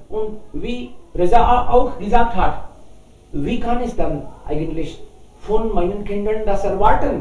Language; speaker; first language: German; non-native, learner; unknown